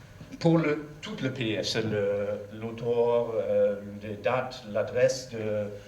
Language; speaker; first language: French; non-native, learner; German